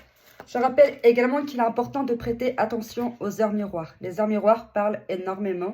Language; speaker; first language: French; native; French